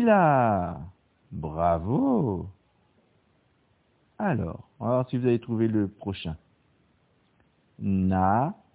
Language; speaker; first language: French; native; French